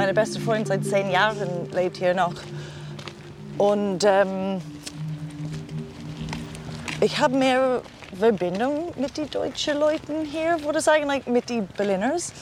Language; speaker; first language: German; non-native, learner; English